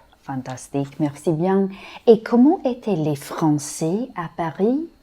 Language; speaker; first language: French; non-native, fluent; English